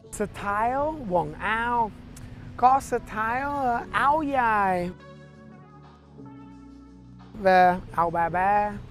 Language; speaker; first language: Vietnamese; early bilingual, heritage; English